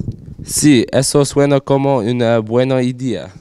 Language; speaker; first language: Spanish; non-native, learner; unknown